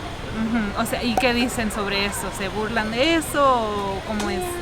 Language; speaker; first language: Spanish; early bilingual, heritage; Spanish